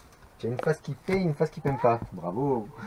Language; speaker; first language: French; native; French